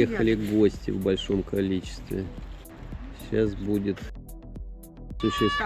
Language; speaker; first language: Russian; native; Russian